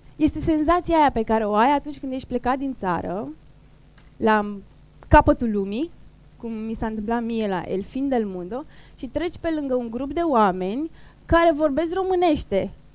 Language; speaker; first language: Romanian; non-native, local second language; Turkish